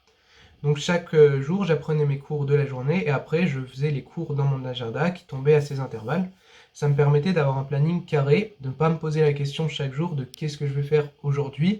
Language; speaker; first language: French; native; French